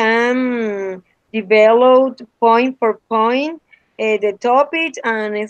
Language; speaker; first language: English; non-native, learner; Spanish